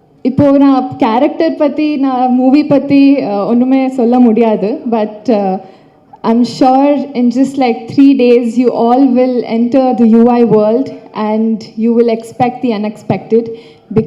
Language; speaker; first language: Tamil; non-native, learner; Kannada